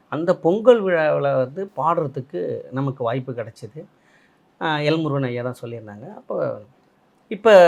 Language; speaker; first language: Tamil; native; Tamil